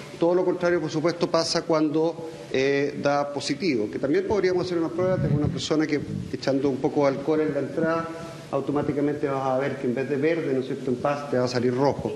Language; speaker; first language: Spanish; native; Spanish